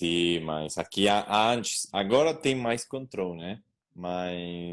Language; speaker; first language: Portuguese; non-native, learner; Spanish